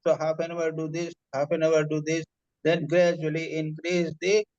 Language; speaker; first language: English; non-native, local second language; Hindi